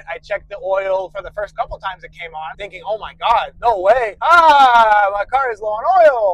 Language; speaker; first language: English; native; English